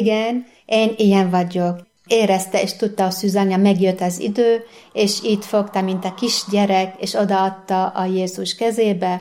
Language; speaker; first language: Hungarian; non-native, fluent; Arabic